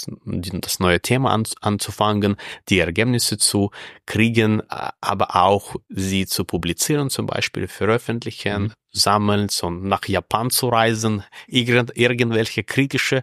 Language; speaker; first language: German; non-native, fluent; Russian